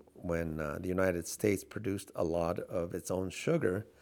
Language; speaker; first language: English; native; English